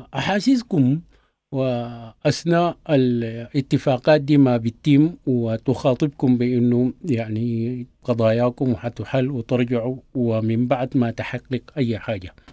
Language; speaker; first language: Arabic; native; Arabic